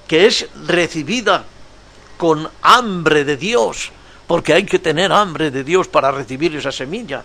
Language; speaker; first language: Spanish; native; Spanish